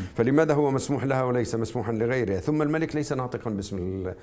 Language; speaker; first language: Arabic; native; Arabic